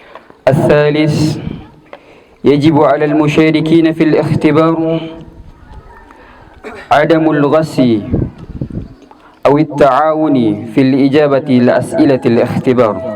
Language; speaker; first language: Arabic; non-native, learner; Indonesian